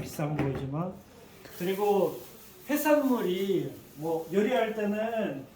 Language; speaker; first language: Korean; non-native, fluent; Russian